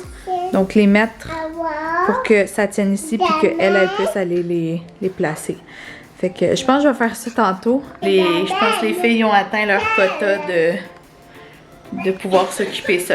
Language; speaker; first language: French; native; French